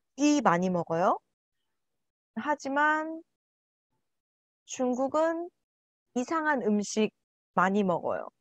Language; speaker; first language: Korean; non-native, learner; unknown